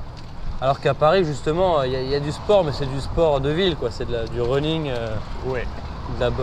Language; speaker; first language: French; native; French